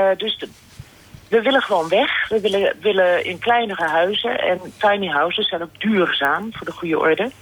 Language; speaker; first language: Dutch; native; Dutch